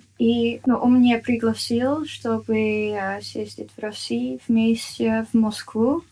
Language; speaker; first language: Russian; non-native, fluent; Dutch